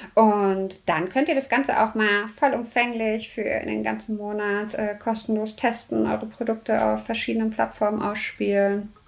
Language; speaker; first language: German; native; German